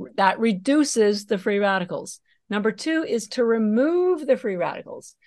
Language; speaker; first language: English; native; English